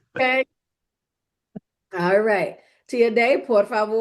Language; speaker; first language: Spanish; non-native, fluent; English